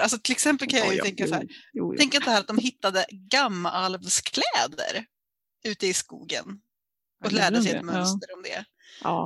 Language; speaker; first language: Swedish; native; Swedish